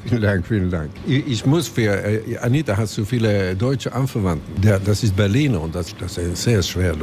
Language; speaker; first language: German; non-native, learner; Swedish